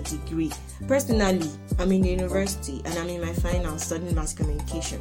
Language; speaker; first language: English; non-native, local second language; Yoruba